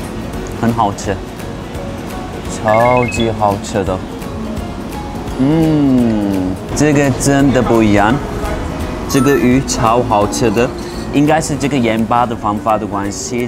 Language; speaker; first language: Chinese; non-native, fluent; Turkish